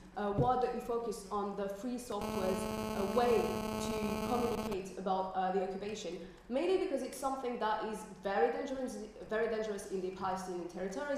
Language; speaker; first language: English; non-native, fluent; French